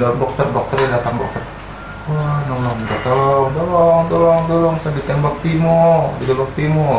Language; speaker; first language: Indonesian; native; Indonesian